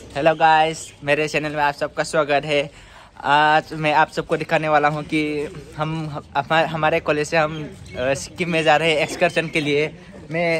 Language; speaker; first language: Hindi; non-native, local second language; Bodo